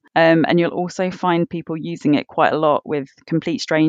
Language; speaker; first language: English; native; English